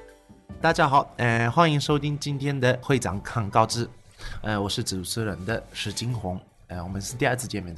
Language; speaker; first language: Chinese; non-native, fluent; Japanese